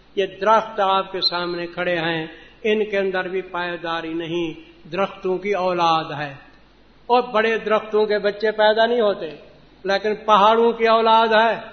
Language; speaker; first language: Urdu; non-native, local second language; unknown